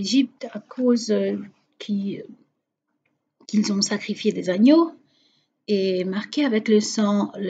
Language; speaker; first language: French; non-native, fluent; Portuguese